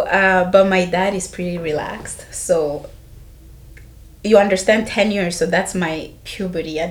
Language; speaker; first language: English; non-native, local second language; Kinyarwanda